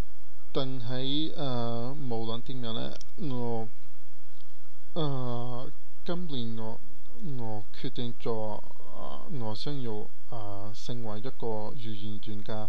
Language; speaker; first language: Cantonese; non-native, learner; Portuguese